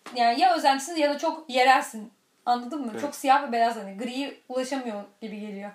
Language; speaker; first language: Turkish; native; Turkish